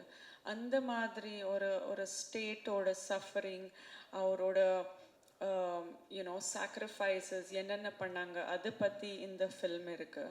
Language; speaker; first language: Tamil; non-native, fluent; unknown